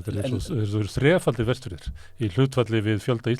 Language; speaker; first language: Icelandic; native; Icelandic